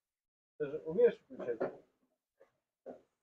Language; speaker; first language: Russian; native; Russian